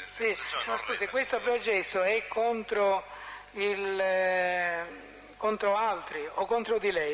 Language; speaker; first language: Italian; native; Italian